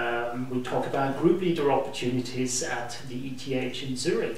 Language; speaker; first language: English; non-native, fluent; German